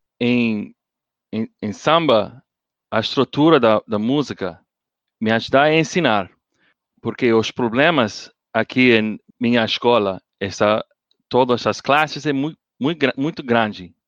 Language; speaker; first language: Portuguese; non-native, learner; English